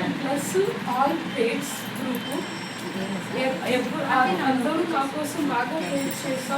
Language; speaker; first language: Telugu; non-native, learner; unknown